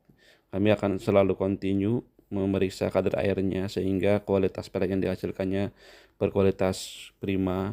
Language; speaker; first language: Indonesian; native; Indonesian